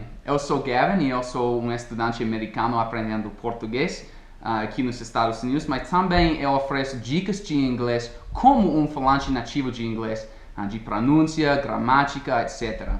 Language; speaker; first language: Portuguese; non-native, fluent; English